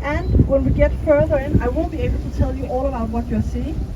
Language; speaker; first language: English; non-native, fluent; Danish